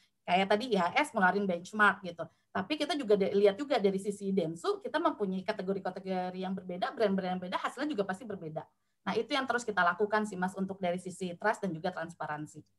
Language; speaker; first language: Indonesian; native; Indonesian